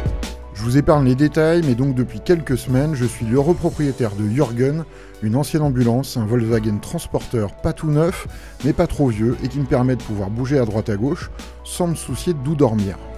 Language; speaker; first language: French; native; French